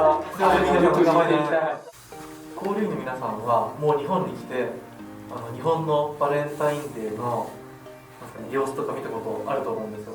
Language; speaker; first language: Japanese; non-native, fluent; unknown